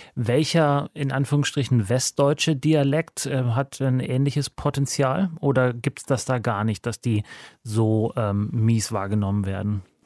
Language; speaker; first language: German; native; German